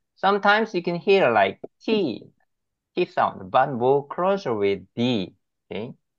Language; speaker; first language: English; non-native, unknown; Korean